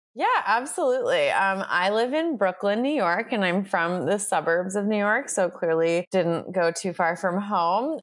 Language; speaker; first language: English; native; English